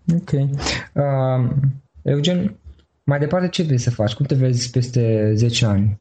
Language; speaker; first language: Romanian; native; Romanian